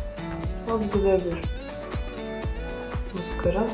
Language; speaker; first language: Turkish; non-native, fluent; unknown